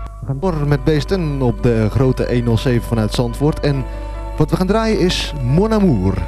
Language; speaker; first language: Dutch; native; Dutch